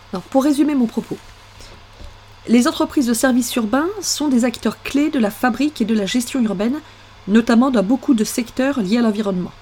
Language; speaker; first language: French; native; French